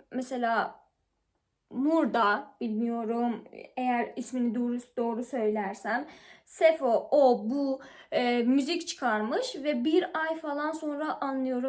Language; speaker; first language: Turkish; non-native, learner; Persian